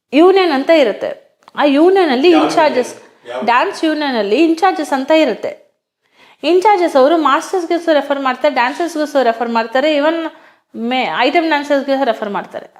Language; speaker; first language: Kannada; non-native, local second language; Hindi